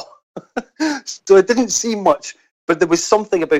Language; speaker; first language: English; native; English